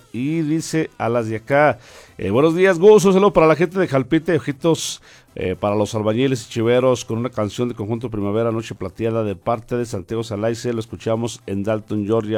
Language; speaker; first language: Spanish; native; Spanish